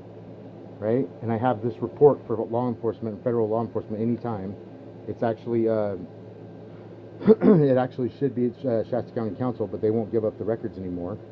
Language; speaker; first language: English; native; English